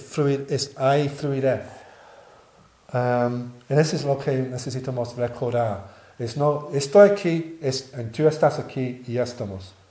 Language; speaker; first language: Spanish; non-native, learner; English